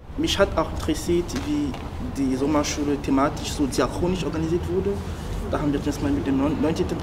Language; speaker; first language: German; non-native, fluent; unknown